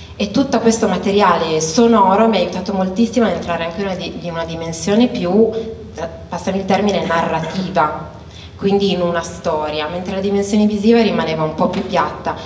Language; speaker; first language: Italian; native; Italian